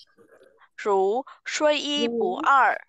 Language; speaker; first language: Chinese; non-native, fluent; Vietnamese